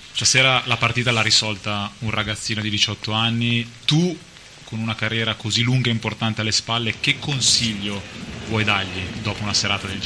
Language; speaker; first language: Italian; native; Italian